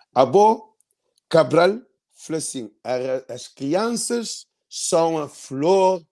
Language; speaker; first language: Portuguese; non-native, local second language; Kabuverdianu